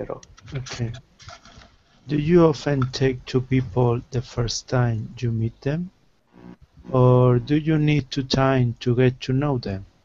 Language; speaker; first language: English; non-native, learner; Spanish